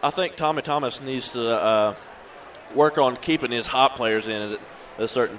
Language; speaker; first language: English; native; English